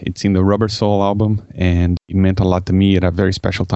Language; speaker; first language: English; non-native, fluent; Portuguese